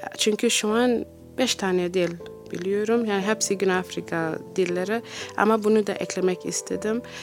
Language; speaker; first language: Turkish; non-native, learner; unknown